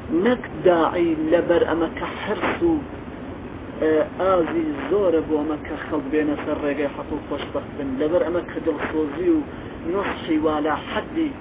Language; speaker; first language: Central Kurdish; non-native, local second language; Gurani